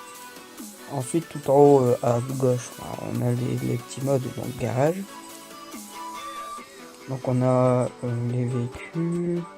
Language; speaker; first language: French; native; French